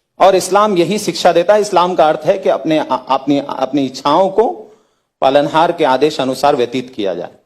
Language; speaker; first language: Hindi; native; Hindi